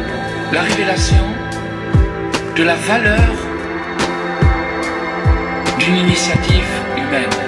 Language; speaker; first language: French; native; French